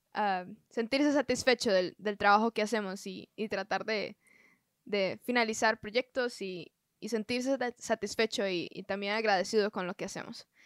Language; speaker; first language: Spanish; native; Spanish